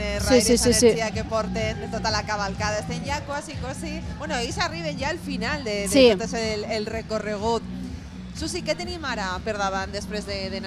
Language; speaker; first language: Catalan; native; Catalan